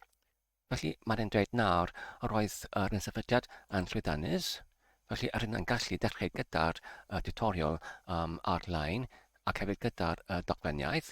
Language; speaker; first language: Welsh; non-native, learner; English